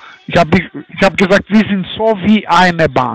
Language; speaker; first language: German; non-native, learner; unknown